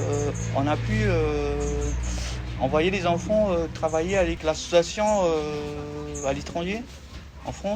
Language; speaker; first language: French; non-native, local second language; Malagasy